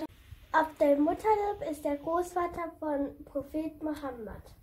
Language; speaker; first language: German; non-native, fluent; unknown